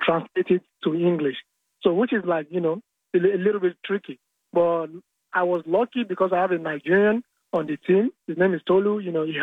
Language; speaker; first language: English; non-native, local second language; Yoruba